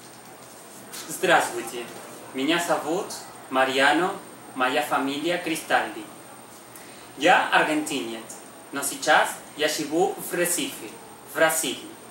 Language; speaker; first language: Russian; non-native, learner; Spanish